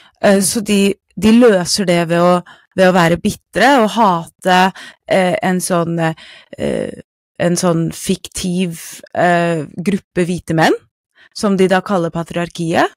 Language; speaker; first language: Norwegian; non-native, fluent; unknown